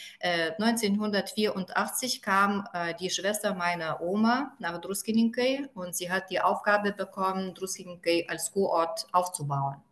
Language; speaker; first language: German; non-native, fluent; Lithuanian